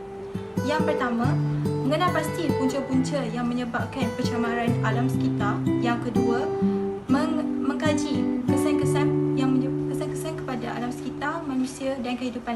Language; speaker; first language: Malay; native; Malay